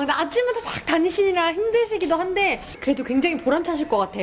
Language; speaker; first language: Korean; native; Korean